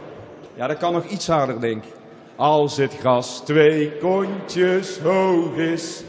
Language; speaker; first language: Dutch; native; Dutch